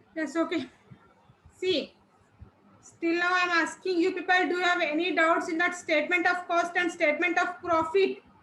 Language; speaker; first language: English; non-native, local second language; Kannada